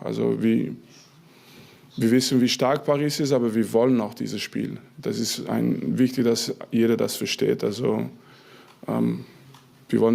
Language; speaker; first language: German; non-native, fluent; French